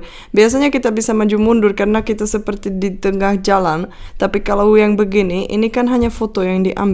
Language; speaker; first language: Indonesian; non-native, fluent; Czech